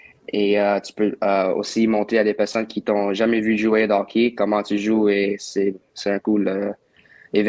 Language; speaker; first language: French; non-native, local second language; English